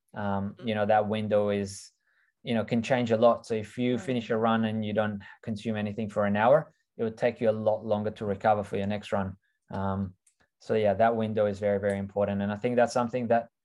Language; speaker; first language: English; early bilingual, other home language; Russian